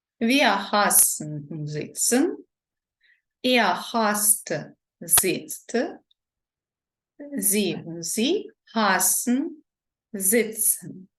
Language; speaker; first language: German; non-native, learner; Ukrainian